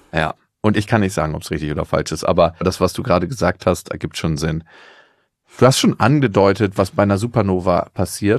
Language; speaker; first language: German; native; German